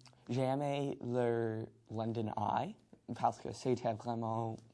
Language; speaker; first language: French; non-native, learner; English